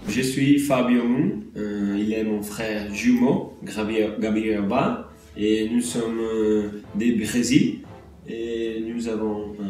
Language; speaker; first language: French; non-native, learner; Portuguese